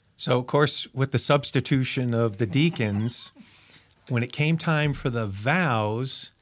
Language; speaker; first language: English; native; English